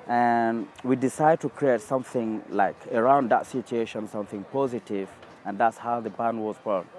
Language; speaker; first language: English; non-native, fluent; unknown